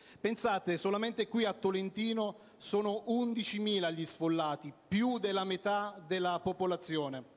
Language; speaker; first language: Italian; native; Italian